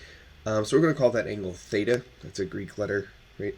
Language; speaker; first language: English; native; English